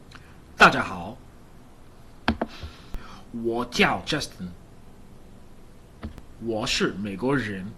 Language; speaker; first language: Chinese; non-native, learner; English